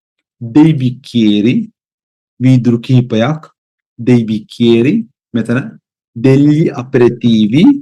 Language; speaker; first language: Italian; non-native, fluent; Sinhala